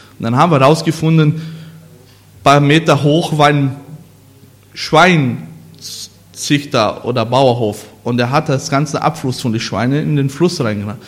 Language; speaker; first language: German; non-native, learner; Portuguese